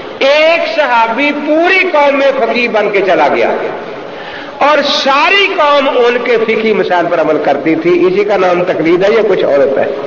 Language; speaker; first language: Urdu; non-native, local second language; Punjabi